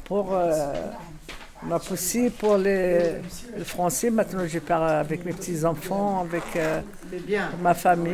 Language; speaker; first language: French; non-native, learner; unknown